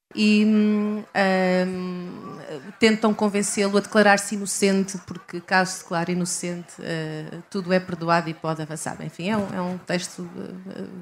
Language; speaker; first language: Portuguese; native; Portuguese